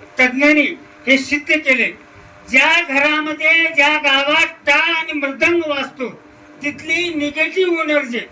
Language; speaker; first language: Marathi; native; Marathi